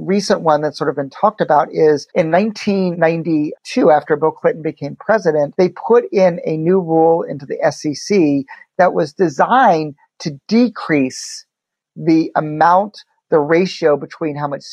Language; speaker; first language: English; native; English